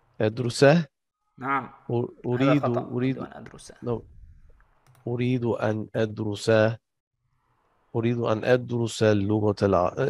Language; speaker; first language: Arabic; non-native, learner; English